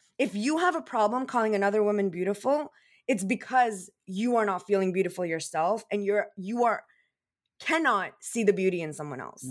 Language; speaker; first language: English; early bilingual, other home language; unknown